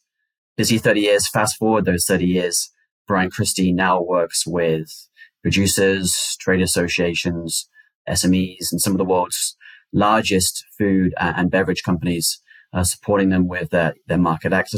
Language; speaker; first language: English; native; English